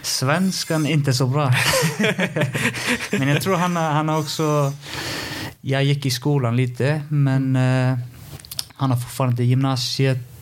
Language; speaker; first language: Swedish; non-native, fluent; Icelandic